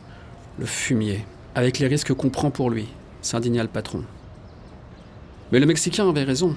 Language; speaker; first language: French; native; French